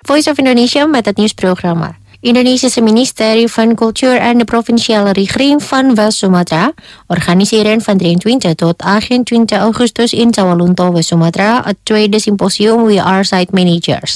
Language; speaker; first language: Dutch; non-native, fluent; Indonesian